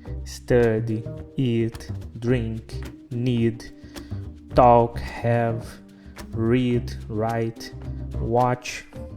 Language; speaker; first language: English; non-native, fluent; Portuguese